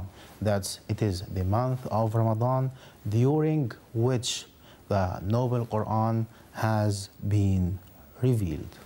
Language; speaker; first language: English; non-native, fluent; Arabic